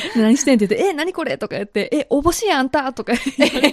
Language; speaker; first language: Japanese; native; Japanese